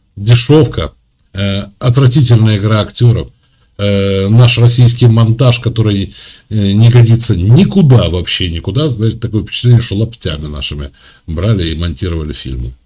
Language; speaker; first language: Russian; native; Russian